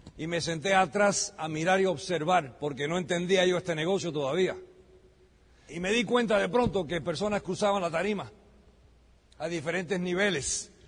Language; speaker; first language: Spanish; early bilingual, heritage; Spanish